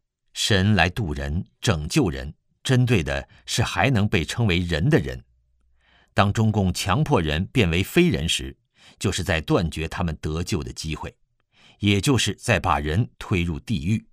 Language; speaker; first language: Chinese; native; Chinese